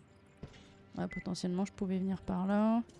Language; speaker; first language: French; native; French